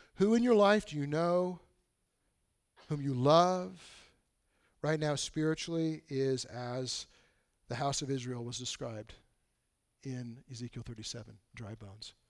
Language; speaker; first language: English; native; English